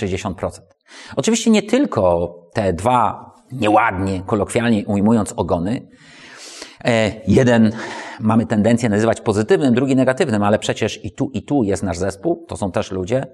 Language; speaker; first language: Polish; native; Polish